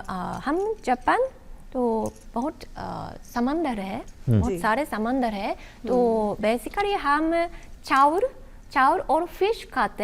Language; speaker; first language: Hindi; non-native, learner; Japanese